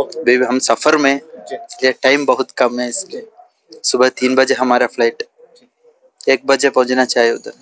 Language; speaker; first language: Hindi; non-native, local second language; Malayalam